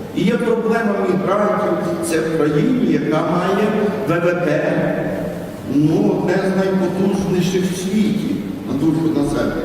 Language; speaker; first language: Ukrainian; native; Ukrainian